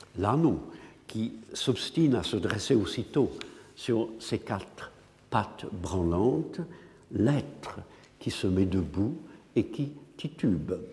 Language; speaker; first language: French; non-native, fluent; English